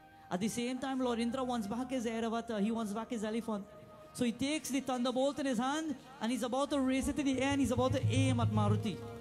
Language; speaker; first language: English; native; English